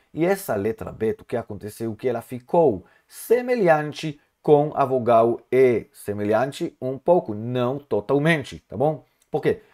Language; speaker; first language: Portuguese; non-native, fluent; Hebrew